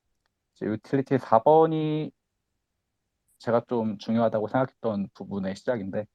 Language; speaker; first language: Korean; native; Korean